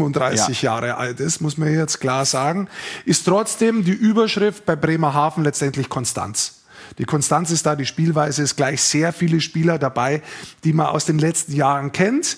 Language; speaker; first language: German; native; German